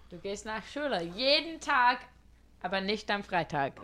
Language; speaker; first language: German; non-native, learner; English